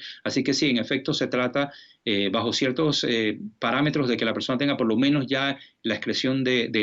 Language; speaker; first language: Spanish; native; Spanish